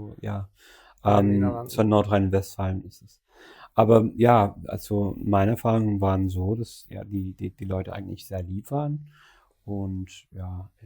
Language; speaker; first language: German; non-native, fluent; English